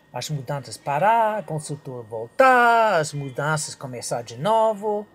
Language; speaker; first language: Portuguese; non-native, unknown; English